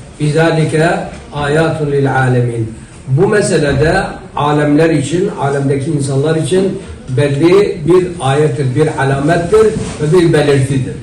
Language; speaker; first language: Turkish; non-native, local second language; Zaza